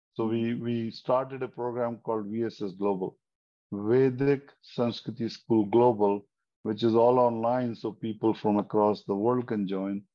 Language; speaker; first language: English; non-native, local second language; Hindi